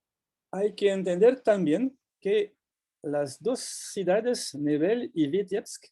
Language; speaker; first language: Spanish; non-native, fluent; French